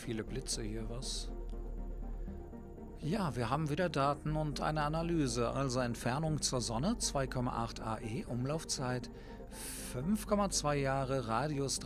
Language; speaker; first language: German; native; German